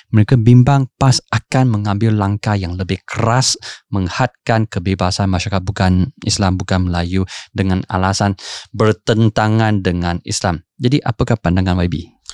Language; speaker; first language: Malay; non-native, local second language; Chinese